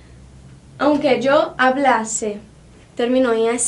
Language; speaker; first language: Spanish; non-native, fluent; Portuguese